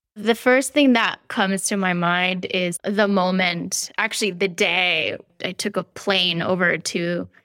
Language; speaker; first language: English; early bilingual, other home language; Spanish